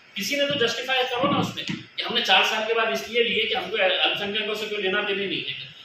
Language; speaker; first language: Hindi; non-native, local second language; Marathi